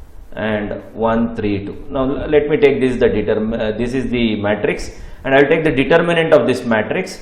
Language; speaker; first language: English; non-native, local second language; Kannada